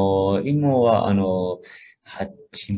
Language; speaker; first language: Japanese; non-native, fluent; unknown